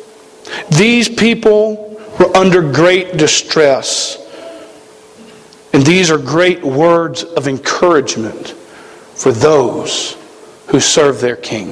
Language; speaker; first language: English; native; English